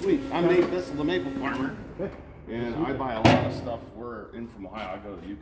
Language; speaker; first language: English; native; English